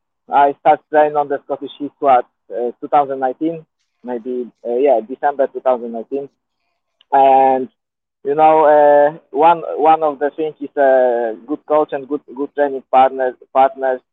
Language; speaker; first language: English; non-native, learner; Polish